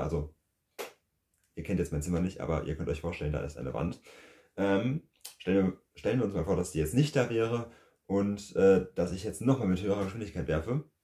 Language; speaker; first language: German; native; German